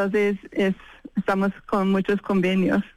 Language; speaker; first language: Spanish; non-native, fluent; English